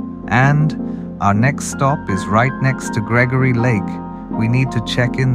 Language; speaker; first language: English; non-native, local second language; Sinhala